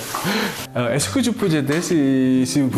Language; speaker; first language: French; non-native, learner; Korean